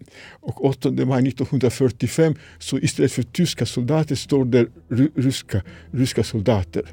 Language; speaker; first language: Swedish; non-native, fluent; Serbian